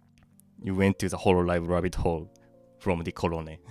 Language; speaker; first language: English; non-native, fluent; Japanese